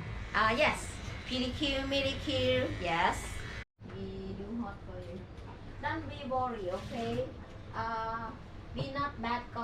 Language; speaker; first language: English; non-native, learner; Thai